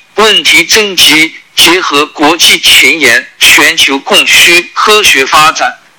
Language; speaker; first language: Chinese; native; Chinese